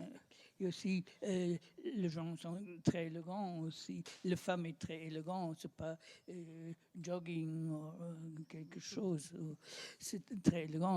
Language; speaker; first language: French; non-native, learner; German